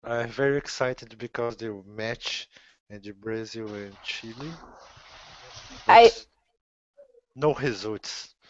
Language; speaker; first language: English; non-native, learner; Portuguese